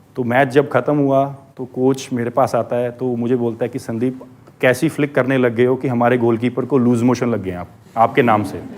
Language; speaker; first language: Hindi; non-native, local second language; Punjabi